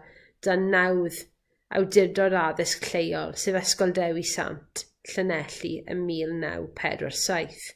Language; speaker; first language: Welsh; native; Welsh